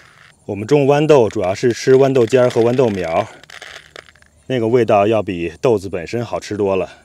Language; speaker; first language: Chinese; native; Chinese